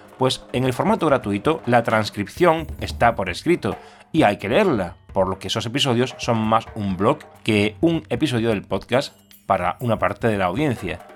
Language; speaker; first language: Spanish; native; Spanish